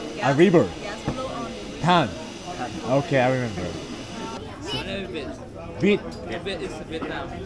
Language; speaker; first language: English; non-native, learner; Korean